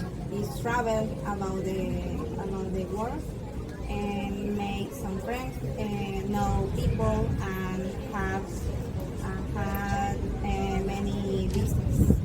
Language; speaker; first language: English; non-native, learner; Spanish